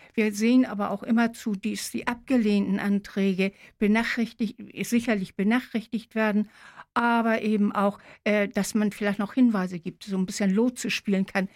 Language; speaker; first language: German; native; German